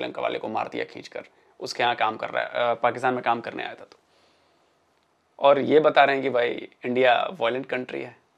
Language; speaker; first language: Hindi; native; Hindi